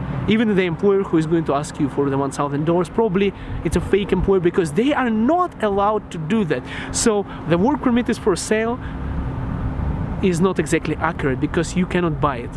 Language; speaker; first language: English; non-native, local second language; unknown